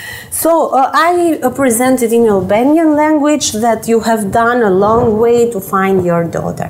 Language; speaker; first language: English; non-native, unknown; Albanian